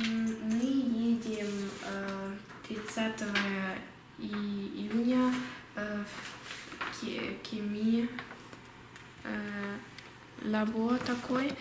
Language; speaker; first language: Russian; early bilingual, heritage; Russian